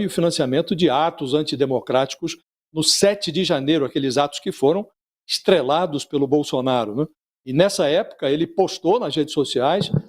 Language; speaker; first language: Portuguese; native; Portuguese